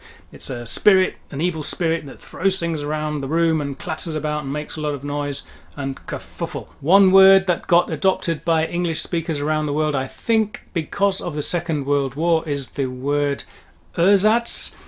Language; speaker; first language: English; native; English